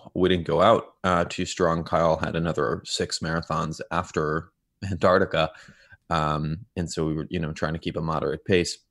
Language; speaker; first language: English; non-native, fluent; Hebrew